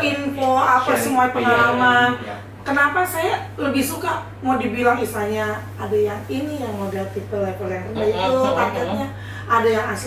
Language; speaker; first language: Indonesian; native; Indonesian